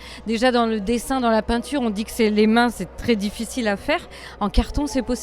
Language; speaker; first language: French; native; French